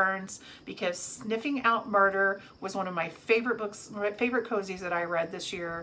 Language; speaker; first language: English; native; English